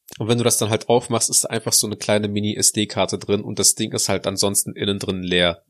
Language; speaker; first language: German; early bilingual, other home language; Russian